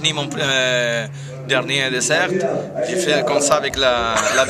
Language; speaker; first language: French; non-native, learner; Spanish